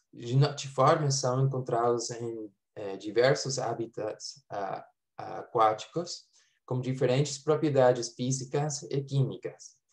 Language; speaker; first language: Portuguese; non-native, fluent; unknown